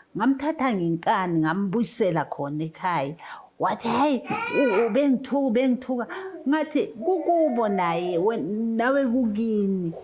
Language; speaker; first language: Zulu; native; Zulu